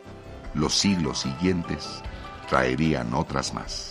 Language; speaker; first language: Spanish; native; Spanish